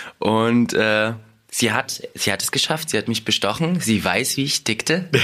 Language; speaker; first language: German; early bilingual, other home language; Russian